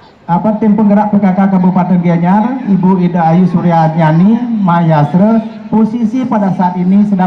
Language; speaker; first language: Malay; non-native, local second language; Balinese